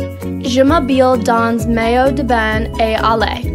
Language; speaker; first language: French; non-native, learner; English